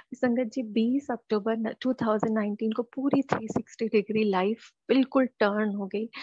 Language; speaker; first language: Hindi; native; Hindi